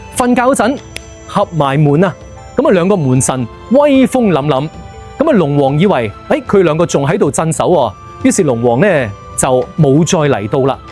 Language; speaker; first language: Cantonese; native; Cantonese